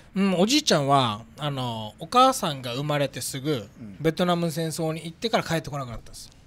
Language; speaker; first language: Japanese; native; Japanese